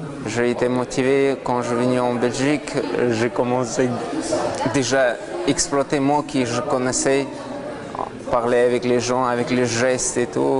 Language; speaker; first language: French; non-native, learner; Russian